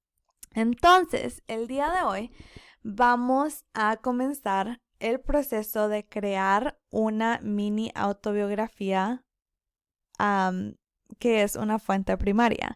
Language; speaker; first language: Spanish; early bilingual, other home language; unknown